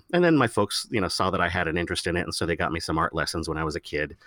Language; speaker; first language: English; native; English